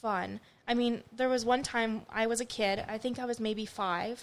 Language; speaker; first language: English; native; English